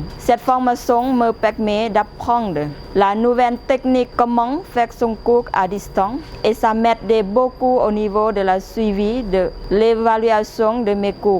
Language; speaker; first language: French; non-native, fluent; Lao